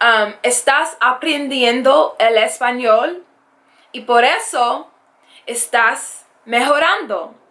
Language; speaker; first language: Spanish; non-native, fluent; English